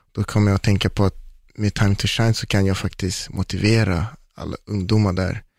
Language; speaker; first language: Swedish; early bilingual, other home language; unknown